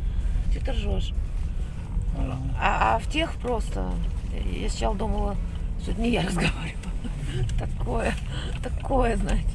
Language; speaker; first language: Russian; native; Russian